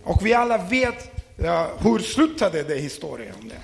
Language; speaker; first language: Swedish; non-native, learner; Ukrainian